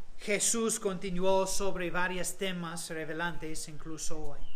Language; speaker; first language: Spanish; non-native, fluent; English